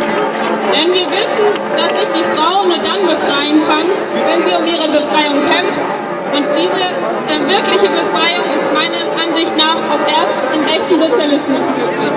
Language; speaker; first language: German; native; German